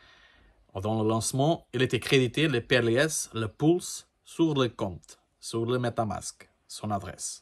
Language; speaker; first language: French; non-native, learner; Portuguese